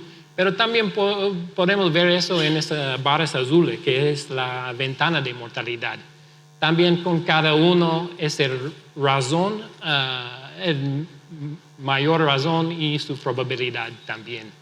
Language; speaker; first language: Spanish; non-native, fluent; English